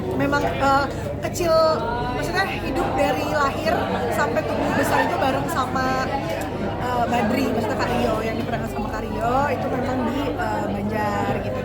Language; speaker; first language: Indonesian; native; Indonesian